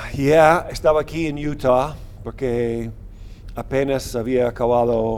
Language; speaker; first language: Spanish; non-native, fluent; English